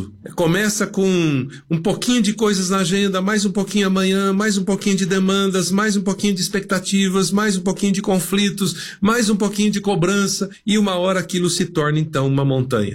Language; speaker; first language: Portuguese; native; Portuguese